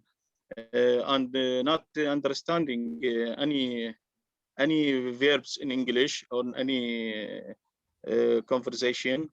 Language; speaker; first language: English; non-native, learner; Arabic